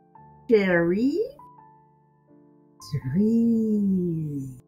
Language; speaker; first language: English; non-native, learner; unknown